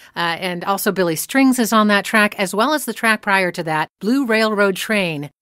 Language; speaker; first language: English; native; English